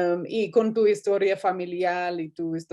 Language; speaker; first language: Spanish; non-native, fluent; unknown